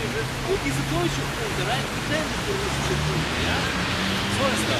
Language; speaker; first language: German; non-native, learner; Russian